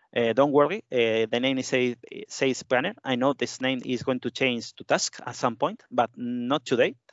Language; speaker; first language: English; non-native, fluent; Spanish